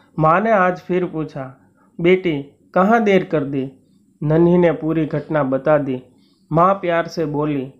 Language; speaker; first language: Hindi; non-native, local second language; Gujarati